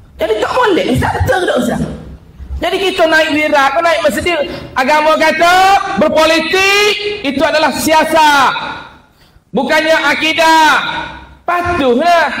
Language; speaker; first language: Malay; native; Malay